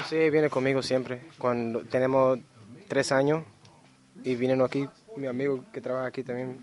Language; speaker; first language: Spanish; early bilingual, heritage; Spanish